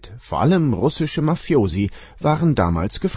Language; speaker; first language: German; native; German